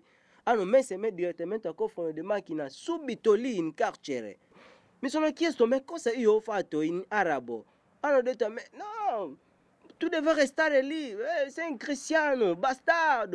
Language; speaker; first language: Italian; non-native, learner; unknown